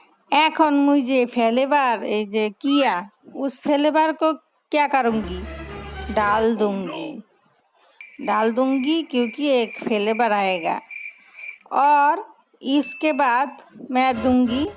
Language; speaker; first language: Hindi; non-native, learner; Bangla